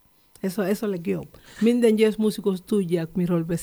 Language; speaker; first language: Hungarian; non-native, fluent; Spanish